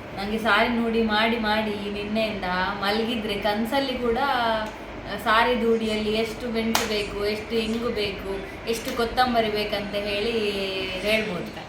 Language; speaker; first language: Kannada; non-native, local second language; Tulu